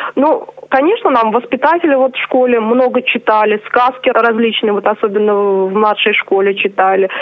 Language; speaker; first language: Russian; non-native, local second language; Chuvash